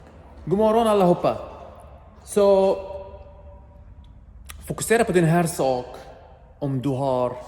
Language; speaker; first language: Swedish; non-native, learner; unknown